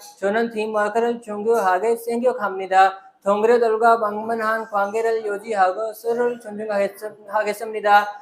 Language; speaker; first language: Korean; non-native, learner; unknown